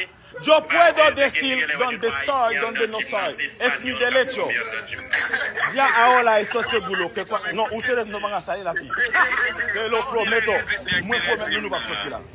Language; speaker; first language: Spanish; non-native, learner; Haitian Creole